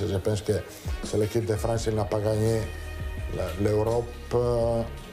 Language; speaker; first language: French; non-native, learner; Italian